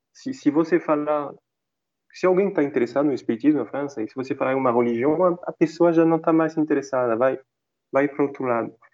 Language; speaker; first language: Portuguese; non-native, fluent; French